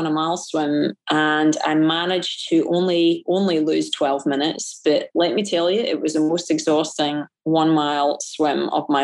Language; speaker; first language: English; native; English